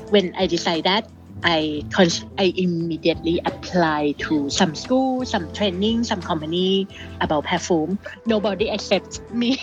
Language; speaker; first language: English; non-native, fluent; Thai